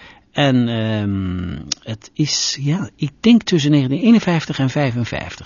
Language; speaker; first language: Dutch; native; Dutch